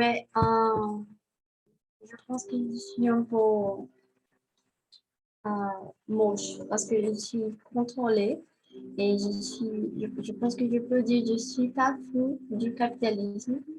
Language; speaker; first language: French; non-native, learner; Portuguese